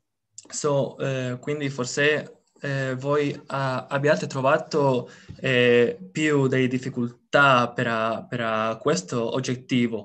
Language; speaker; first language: Italian; non-native, learner; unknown